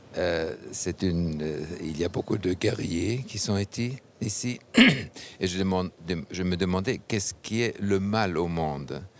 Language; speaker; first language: French; non-native, fluent; German